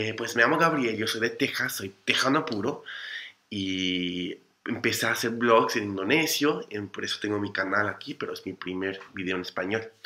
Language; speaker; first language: Spanish; non-native, fluent; English